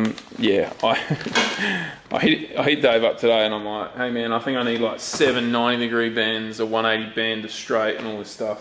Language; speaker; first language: English; native; English